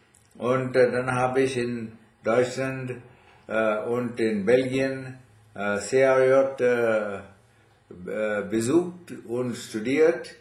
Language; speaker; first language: German; non-native, fluent; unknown